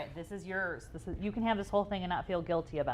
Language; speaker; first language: English; native; English